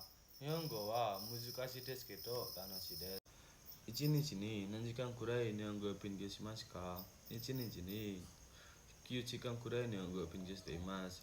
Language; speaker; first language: Japanese; non-native, learner; Indonesian